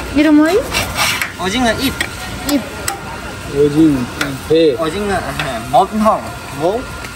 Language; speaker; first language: Korean; non-native, learner; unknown